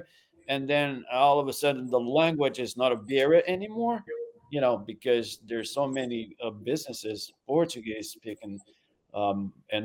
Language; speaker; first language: English; non-native, fluent; Portuguese